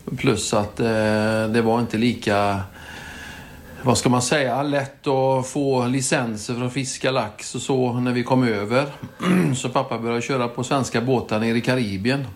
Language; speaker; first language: Swedish; native; Swedish